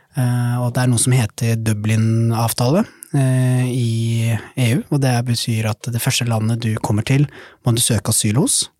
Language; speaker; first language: Norwegian; early bilingual, other home language; Somali